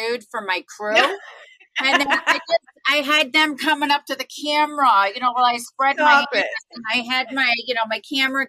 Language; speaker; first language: English; native; English